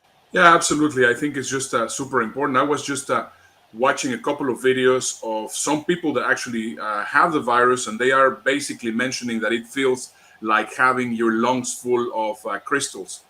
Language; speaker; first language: English; non-native, fluent; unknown